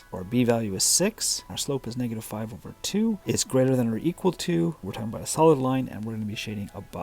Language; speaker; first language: English; native; English